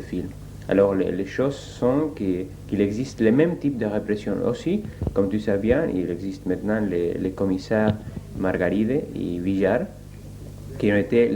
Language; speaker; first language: French; non-native, learner; Spanish